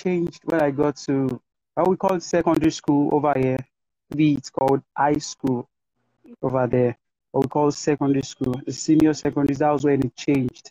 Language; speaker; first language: English; non-native, local second language; Yoruba